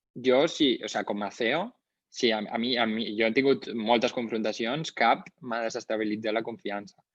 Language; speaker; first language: Catalan; non-native, local second language; Spanish